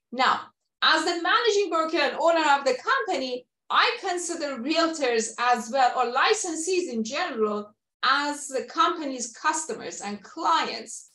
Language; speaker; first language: English; non-native, fluent; Persian